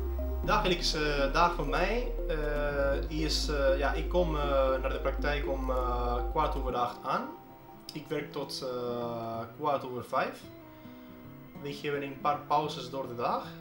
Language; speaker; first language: Dutch; non-native, fluent; Spanish